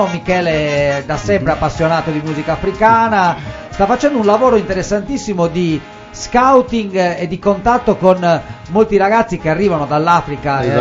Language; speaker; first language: Italian; native; Italian